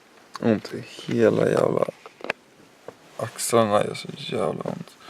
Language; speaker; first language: Swedish; native; Swedish